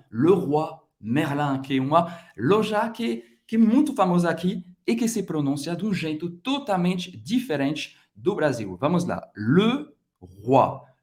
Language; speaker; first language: Portuguese; non-native, fluent; French